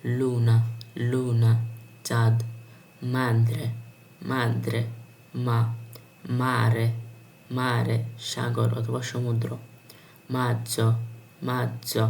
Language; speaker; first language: Bangla; native; Bangla